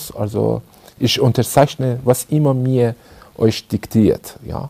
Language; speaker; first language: German; non-native, learner; Persian